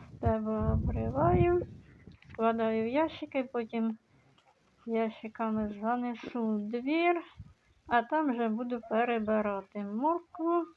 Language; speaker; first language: Ukrainian; native; Ukrainian